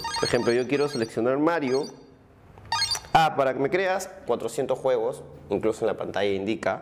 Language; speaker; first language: Spanish; native; Spanish